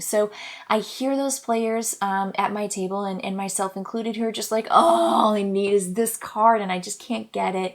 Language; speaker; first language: English; native; English